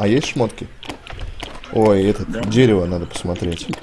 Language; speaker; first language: Russian; native; Russian